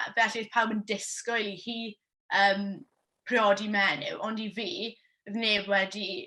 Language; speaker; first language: Welsh; non-native, local second language; English